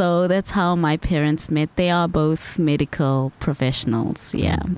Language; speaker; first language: English; non-native, local second language; Xhosa